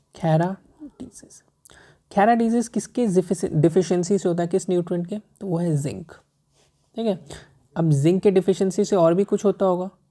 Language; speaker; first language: Hindi; native; Hindi